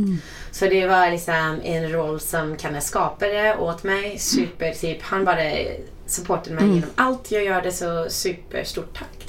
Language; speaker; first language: Swedish; non-native, fluent; English